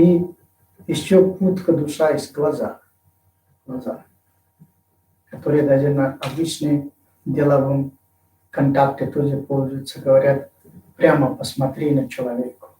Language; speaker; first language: Russian; non-native, fluent; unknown